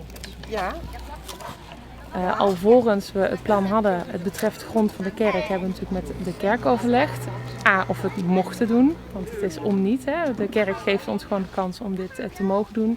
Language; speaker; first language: Dutch; native; Dutch